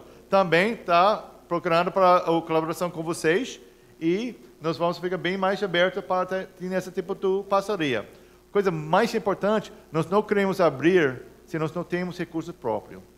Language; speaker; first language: Portuguese; non-native, fluent; English